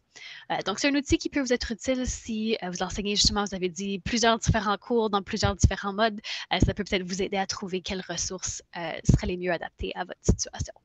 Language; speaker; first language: French; native; French